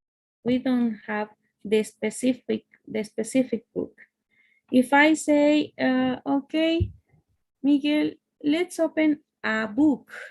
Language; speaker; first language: English; non-native, fluent; Spanish